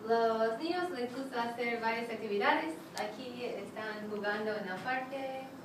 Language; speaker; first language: Spanish; non-native, fluent; English